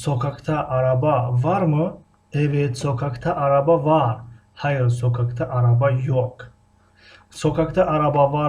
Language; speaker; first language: Turkish; non-native, fluent; Tajik